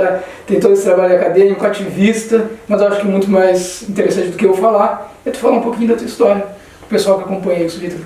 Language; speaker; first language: Portuguese; native; Portuguese